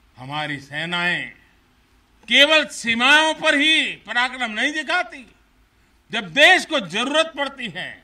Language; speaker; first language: Hindi; non-native, local second language; Gujarati